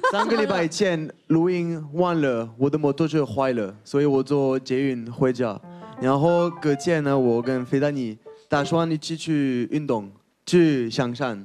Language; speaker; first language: Chinese; non-native, fluent; French